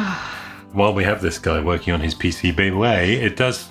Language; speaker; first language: English; native; English